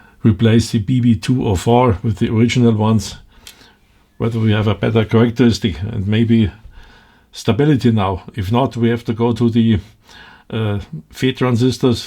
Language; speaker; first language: English; non-native, fluent; German